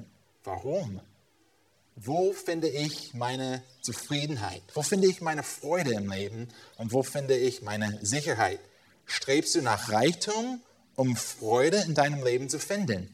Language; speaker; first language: German; non-native, fluent; English